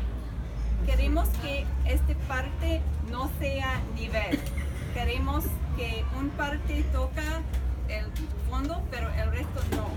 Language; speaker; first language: Spanish; non-native, fluent; English